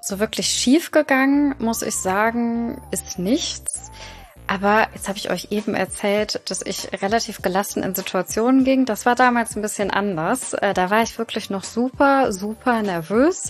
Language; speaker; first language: German; native; German